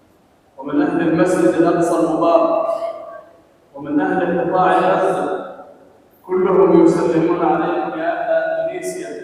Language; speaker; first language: Arabic; native; Arabic